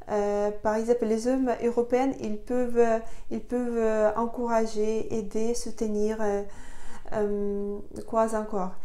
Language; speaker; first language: French; non-native, fluent; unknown